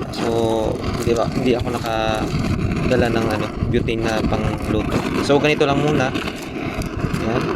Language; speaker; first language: Filipino; non-native, local second language; Cebuano